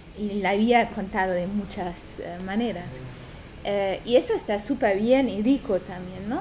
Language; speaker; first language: Spanish; non-native, fluent; German